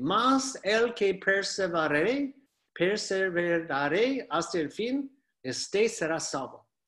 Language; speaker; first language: Spanish; non-native, fluent; English